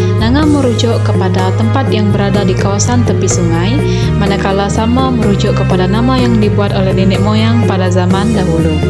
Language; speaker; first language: Malay; non-native, local second language; Iban